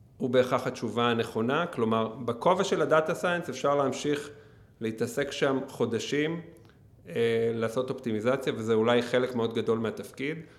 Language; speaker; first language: Hebrew; native; Hebrew